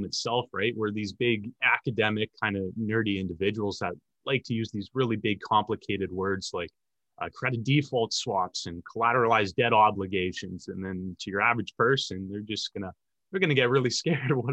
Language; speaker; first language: English; native; English